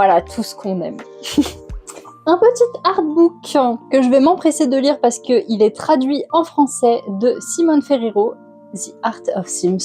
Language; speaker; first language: French; native; French